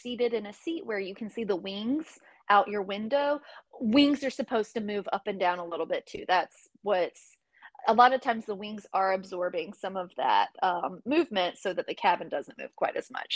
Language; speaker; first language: English; native; English